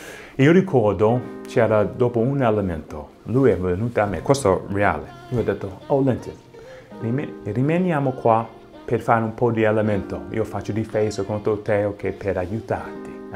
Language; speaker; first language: Italian; non-native, fluent; English